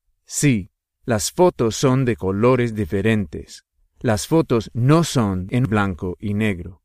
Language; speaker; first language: Spanish; non-native, fluent; English